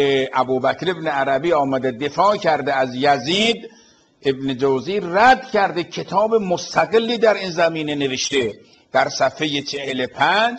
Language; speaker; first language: Persian; native; Persian